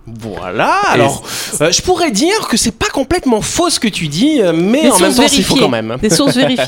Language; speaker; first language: French; native; French